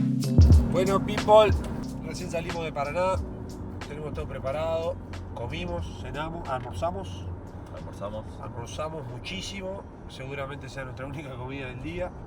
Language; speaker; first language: Spanish; native; Spanish